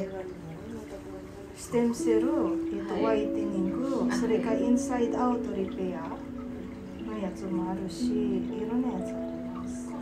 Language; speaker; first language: Japanese; non-native, fluent; Filipino